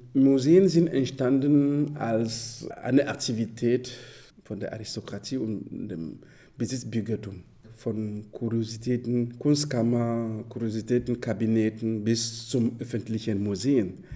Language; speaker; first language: German; non-native, fluent; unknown